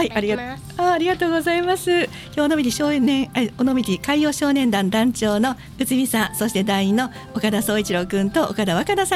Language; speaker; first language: Japanese; native; Japanese